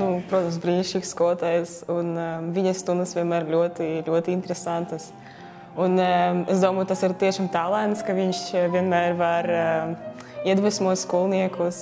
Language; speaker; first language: Latvian; non-native, local second language; Russian